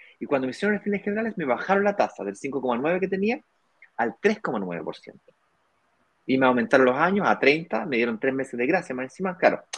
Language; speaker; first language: Spanish; native; Spanish